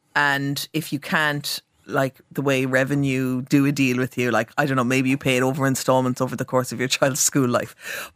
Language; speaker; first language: English; native; English